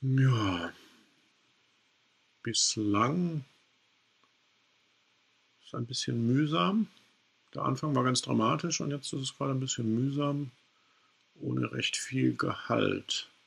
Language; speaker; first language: German; native; German